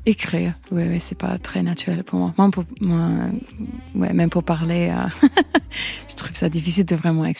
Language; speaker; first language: French; non-native, fluent; English